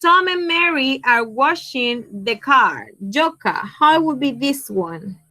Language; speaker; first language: English; non-native, fluent; Spanish